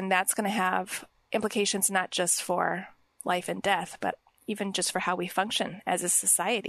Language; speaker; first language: English; native; English